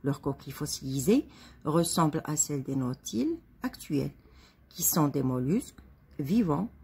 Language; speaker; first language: French; non-native, local second language; Arabic